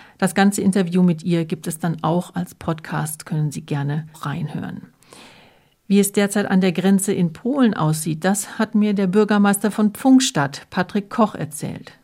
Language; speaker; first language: German; native; German